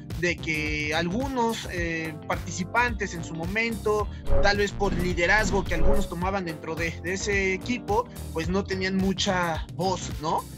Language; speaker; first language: Spanish; native; Spanish